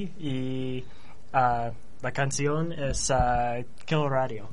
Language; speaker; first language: Spanish; non-native, learner; English